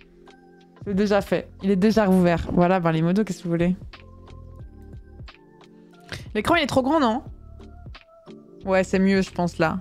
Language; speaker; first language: French; native; French